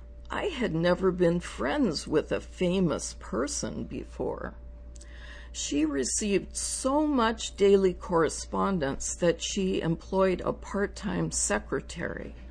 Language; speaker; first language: English; native; English